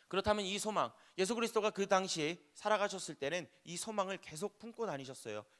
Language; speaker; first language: Korean; native; Korean